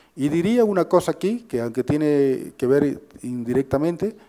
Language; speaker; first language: Spanish; native; Spanish